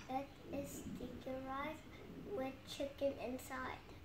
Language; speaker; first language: English; non-native, learner; Indonesian